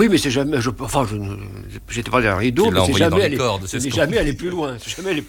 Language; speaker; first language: French; native; French